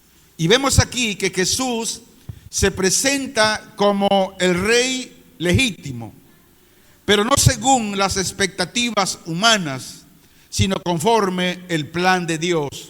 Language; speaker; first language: Spanish; native; Spanish